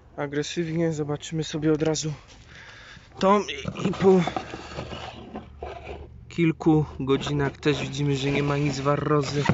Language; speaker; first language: Polish; native; Polish